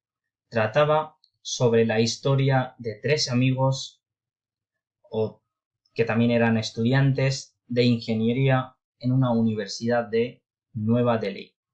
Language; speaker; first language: Spanish; non-native, fluent; Urdu